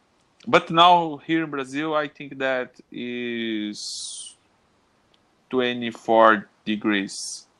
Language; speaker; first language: English; non-native, learner; Portuguese